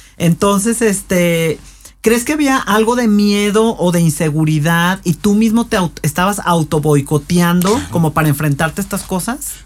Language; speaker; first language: Spanish; native; Spanish